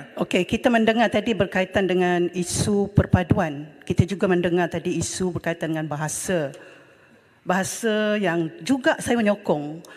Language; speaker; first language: Malay; native; Malay